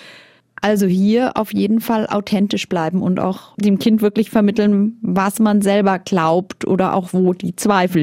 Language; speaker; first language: German; native; German